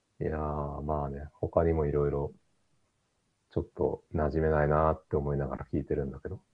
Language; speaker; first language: Japanese; native; Japanese